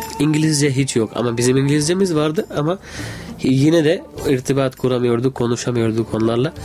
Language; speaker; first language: Turkish; non-native, fluent; Arabic